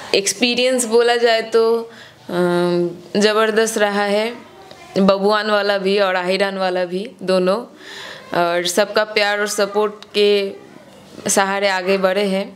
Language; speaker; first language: Hindi; non-native, local second language; Bangla